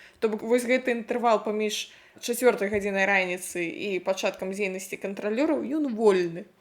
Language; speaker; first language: Belarusian; non-native, local second language; Russian